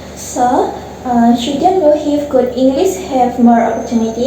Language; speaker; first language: English; non-native, learner; Indonesian